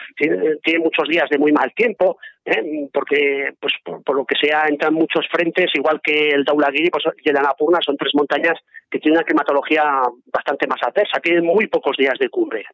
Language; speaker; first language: Spanish; native; Spanish